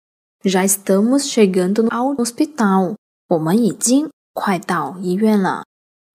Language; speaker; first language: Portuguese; non-native, fluent; Chinese